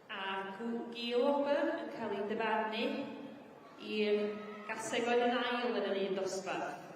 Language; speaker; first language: Welsh; native; Welsh